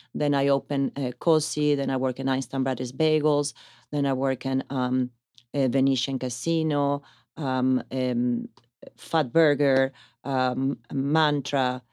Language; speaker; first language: English; non-native, fluent; Italian